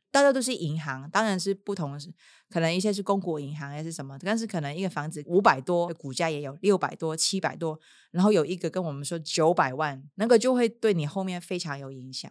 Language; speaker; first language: Chinese; non-native, local second language; Cantonese